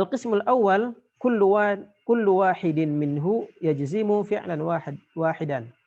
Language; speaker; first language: Arabic; non-native, fluent; Indonesian